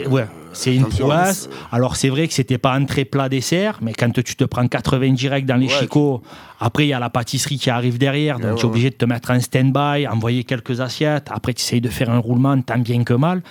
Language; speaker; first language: French; native; French